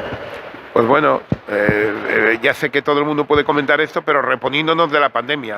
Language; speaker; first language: Spanish; native; Spanish